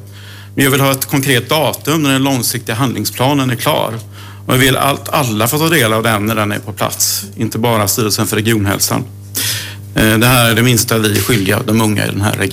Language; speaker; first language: Swedish; native; Swedish